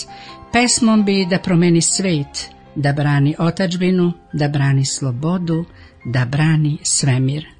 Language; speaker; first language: Serbian; native; Serbian